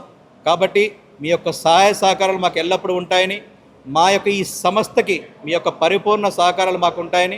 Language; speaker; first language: Telugu; native; Telugu